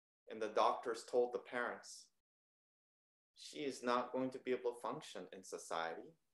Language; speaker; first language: English; early bilingual, other home language; Japanese